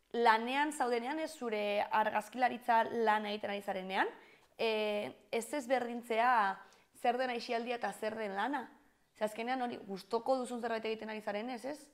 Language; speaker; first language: Basque; native; Basque